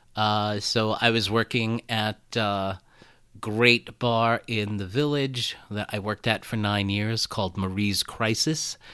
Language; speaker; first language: English; native; English